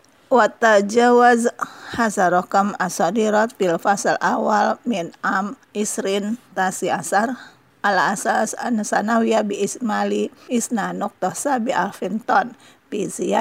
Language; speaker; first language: Arabic; non-native, fluent; Indonesian